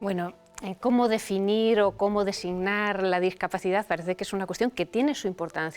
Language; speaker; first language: Spanish; native; Spanish